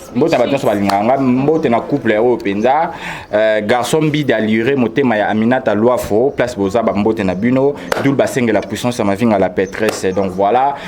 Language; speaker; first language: Lingala; native; Lingala